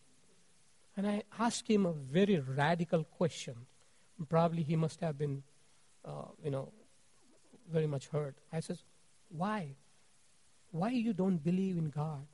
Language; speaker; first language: English; non-native, local second language; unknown